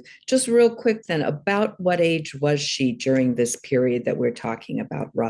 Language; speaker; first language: English; native; English